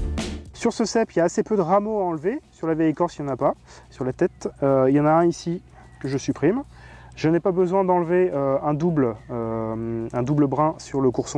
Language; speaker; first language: French; native; French